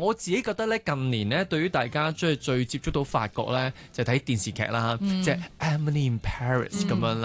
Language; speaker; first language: Cantonese; native; Cantonese